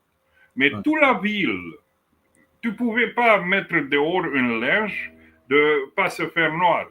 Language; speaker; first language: French; non-native, fluent; Romanian